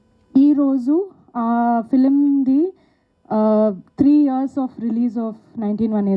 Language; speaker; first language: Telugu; non-native, local second language; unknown